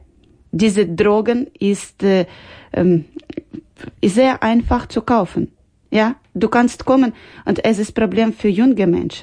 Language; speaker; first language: German; non-native, learner; Ukrainian